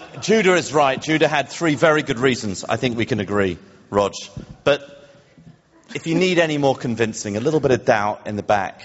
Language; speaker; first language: English; native; English